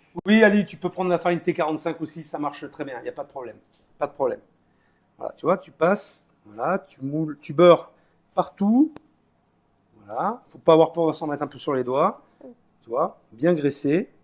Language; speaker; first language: French; native; French